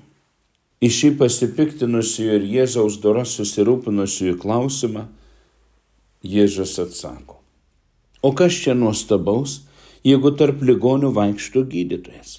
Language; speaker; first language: Lithuanian; native; Lithuanian